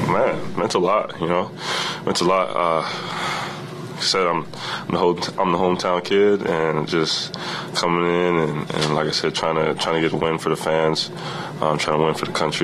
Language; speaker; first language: English; native; English